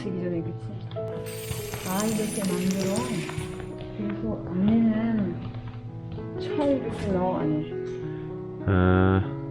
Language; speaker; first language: Korean; non-native, learner; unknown